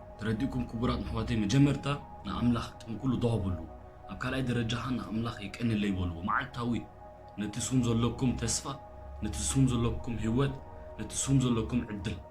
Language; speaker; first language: Tigrinya; early bilingual, heritage; Tigrinya